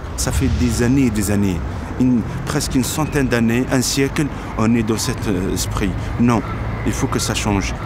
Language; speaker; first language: French; non-native, local second language; Arabic